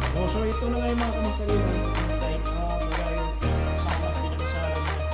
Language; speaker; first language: Filipino; non-native, local second language; Cebuano